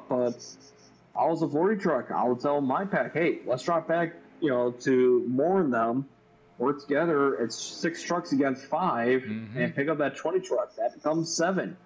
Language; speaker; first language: English; native; English